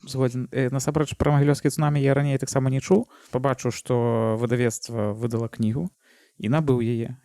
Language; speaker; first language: Belarusian; non-native, local second language; Russian